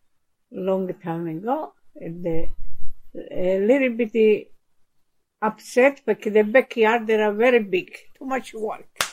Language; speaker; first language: English; non-native, learner; Italian